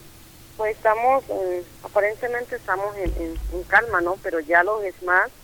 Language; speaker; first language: Spanish; native; Spanish